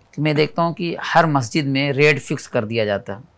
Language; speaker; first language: Hindi; native; Hindi